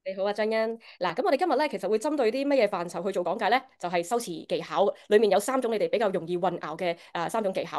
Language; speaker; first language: Cantonese; native; Cantonese